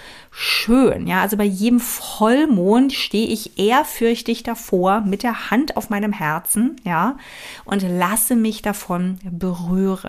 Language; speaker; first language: German; native; German